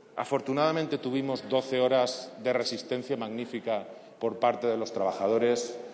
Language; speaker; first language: Spanish; non-native, local second language; Catalan